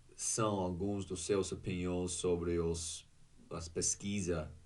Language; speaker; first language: Portuguese; non-native, learner; English